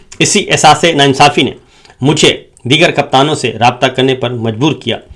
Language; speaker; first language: Urdu; native; Urdu